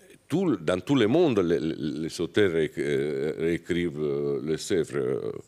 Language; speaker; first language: French; non-native, fluent; Italian